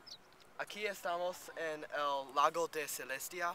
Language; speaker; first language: Spanish; non-native, learner; English